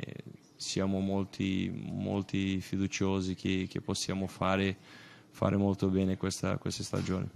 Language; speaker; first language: Italian; non-native, fluent; Portuguese